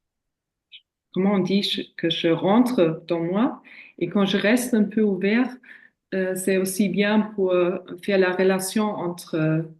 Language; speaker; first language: French; non-native, fluent; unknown